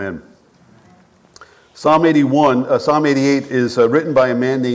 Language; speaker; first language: English; native; English